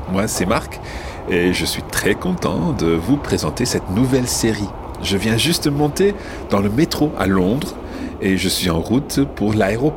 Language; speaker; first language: French; non-native, fluent; English